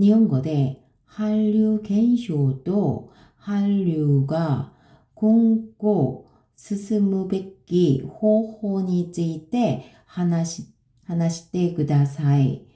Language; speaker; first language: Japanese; non-native, learner; Korean